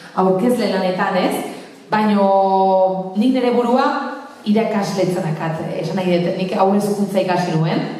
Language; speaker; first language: Basque; native; Basque